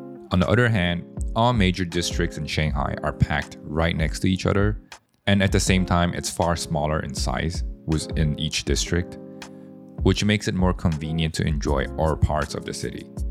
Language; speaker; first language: English; early bilingual, other home language; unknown